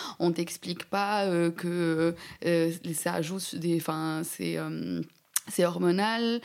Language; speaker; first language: French; non-native, local second language; Arabic